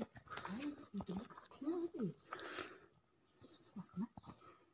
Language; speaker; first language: English; non-native, local second language; Afrikaans